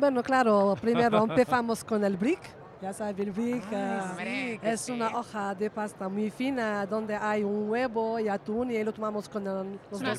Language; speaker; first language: Spanish; non-native, fluent; Arabic